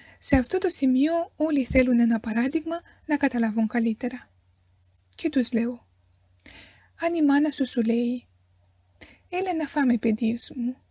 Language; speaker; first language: Greek; non-native, fluent; Romanian